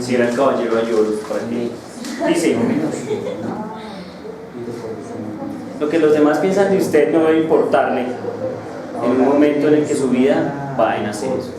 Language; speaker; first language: Spanish; native; Spanish